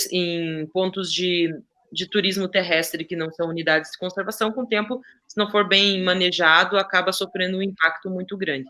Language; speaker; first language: Portuguese; native; Portuguese